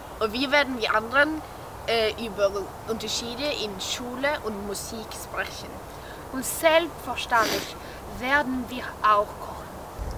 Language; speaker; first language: German; non-native, learner; Norwegian